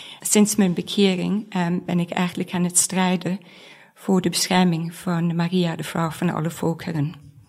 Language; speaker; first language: Dutch; non-native, fluent; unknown